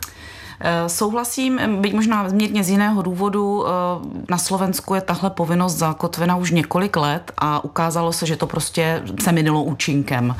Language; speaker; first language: Czech; native; Czech